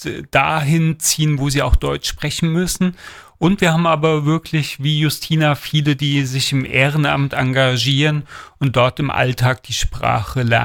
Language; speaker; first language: German; native; German